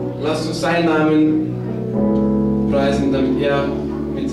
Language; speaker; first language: German; non-native, fluent; Romanian